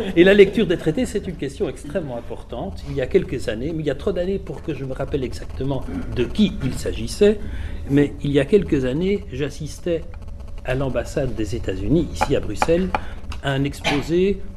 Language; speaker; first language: French; native; French